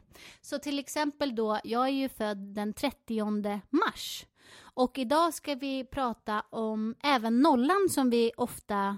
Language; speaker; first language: Swedish; native; Swedish